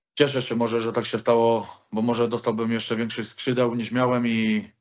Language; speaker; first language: Polish; native; Polish